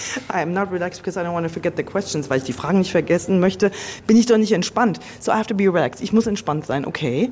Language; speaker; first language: German; native; German